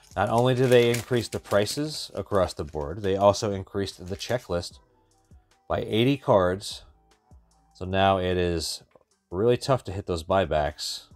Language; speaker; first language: English; native; English